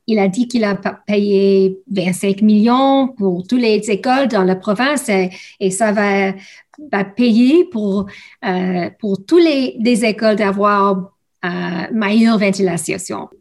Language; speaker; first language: French; non-native, learner; English